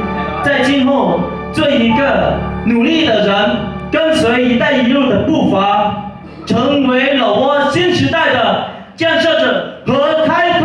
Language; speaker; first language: Chinese; non-native, learner; Lao